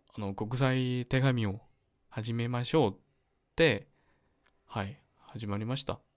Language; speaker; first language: Japanese; non-native, learner; Korean